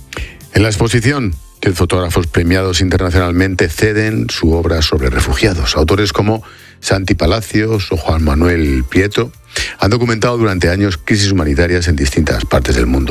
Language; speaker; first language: Spanish; native; Spanish